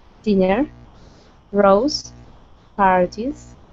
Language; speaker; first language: English; non-native, learner; Spanish